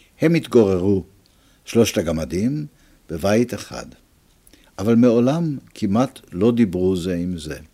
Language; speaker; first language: Hebrew; early bilingual, other home language; Italian